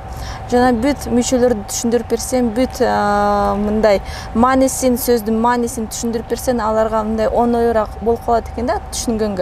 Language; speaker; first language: Kyrgyz; early bilingual, other home language; Russian